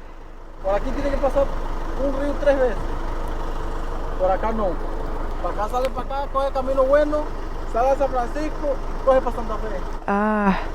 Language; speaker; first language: Spanish; native; Spanish